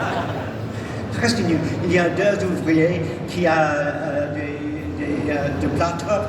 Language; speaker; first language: French; non-native, learner; English